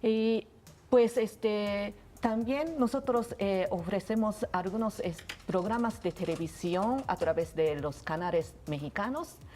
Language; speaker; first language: Spanish; non-native, learner; Japanese